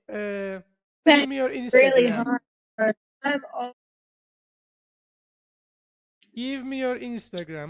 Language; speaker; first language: English; non-native, learner; Persian